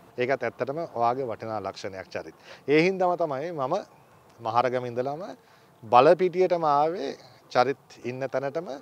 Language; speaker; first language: Sinhala; native; Sinhala